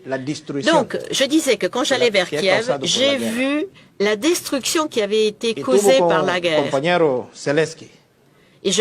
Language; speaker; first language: French; non-native, local second language; Portuguese